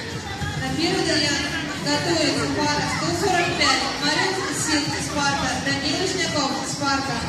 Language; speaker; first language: Russian; native; Russian